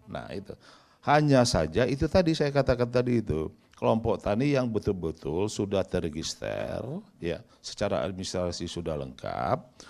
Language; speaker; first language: Indonesian; native; Indonesian